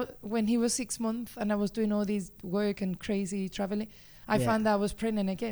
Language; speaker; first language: English; non-native, fluent; Spanish